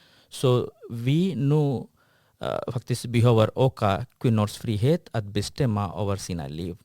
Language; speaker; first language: Swedish; non-native, fluent; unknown